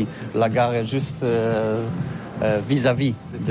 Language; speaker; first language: French; non-native, learner; Polish